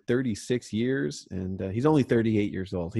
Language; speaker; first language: English; native; English